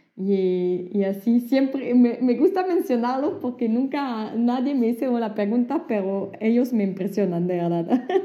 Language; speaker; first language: Spanish; non-native, fluent; French